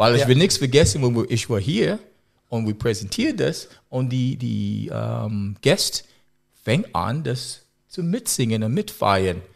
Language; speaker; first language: German; non-native, learner; English